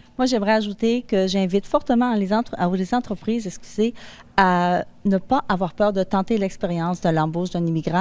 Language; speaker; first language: French; native; French